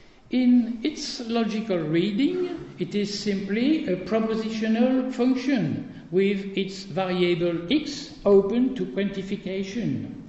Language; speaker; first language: English; non-native, fluent; French